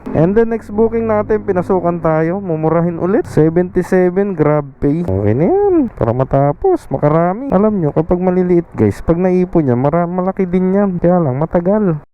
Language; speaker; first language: Filipino; native; Filipino